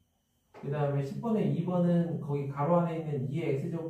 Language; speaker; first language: Korean; native; Korean